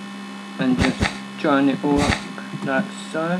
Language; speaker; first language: English; native; English